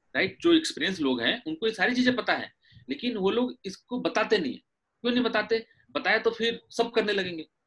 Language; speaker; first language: Hindi; native; Hindi